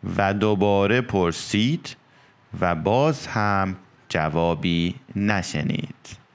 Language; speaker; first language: Persian; native; Persian